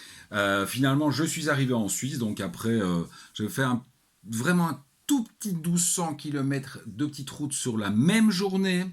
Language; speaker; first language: French; native; French